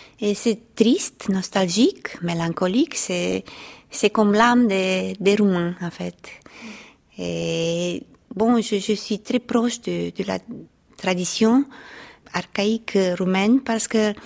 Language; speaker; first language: French; non-native, fluent; Romanian